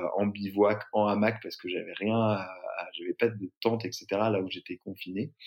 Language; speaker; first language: French; native; French